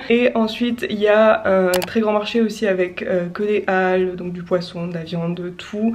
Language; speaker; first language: French; native; French